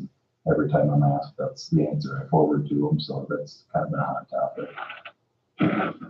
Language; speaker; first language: English; native; English